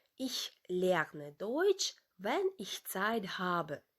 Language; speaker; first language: German; non-native, fluent; Ukrainian